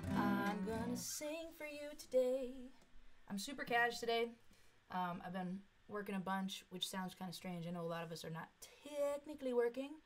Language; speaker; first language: English; native; English